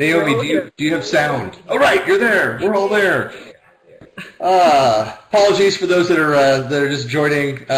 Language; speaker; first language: English; native; English